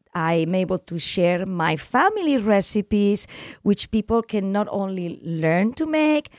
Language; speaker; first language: English; non-native, fluent; Spanish